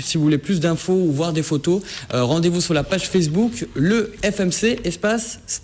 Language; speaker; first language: French; native; French